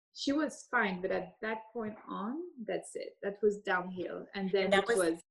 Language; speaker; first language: English; early bilingual, other home language; French